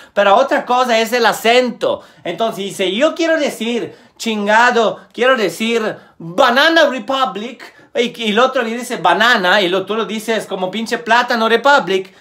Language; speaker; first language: Spanish; non-native, fluent; Italian